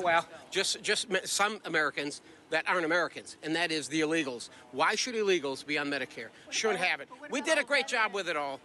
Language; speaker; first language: English; native; English